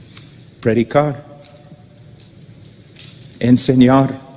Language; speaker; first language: Spanish; non-native, fluent; English